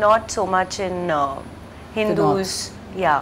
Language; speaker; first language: Hindi; native; Hindi